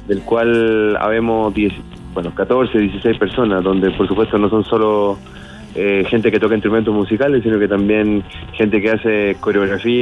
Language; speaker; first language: Spanish; native; Spanish